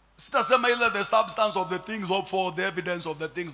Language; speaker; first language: English; non-native, local second language; Swahili